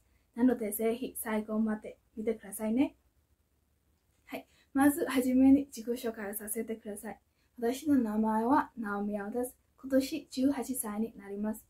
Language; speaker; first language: Japanese; non-native, fluent; Burmese